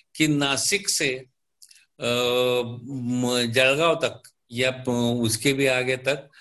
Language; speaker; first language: Hindi; non-native, local second language; Marathi